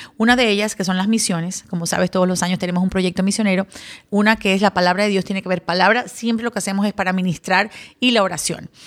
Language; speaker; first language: Spanish; early bilingual, other home language; English